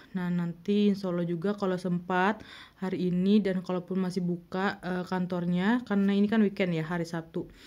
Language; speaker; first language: Indonesian; native; Indonesian